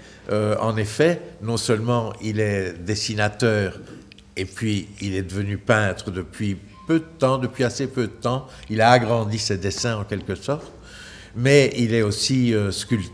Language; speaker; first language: French; native; French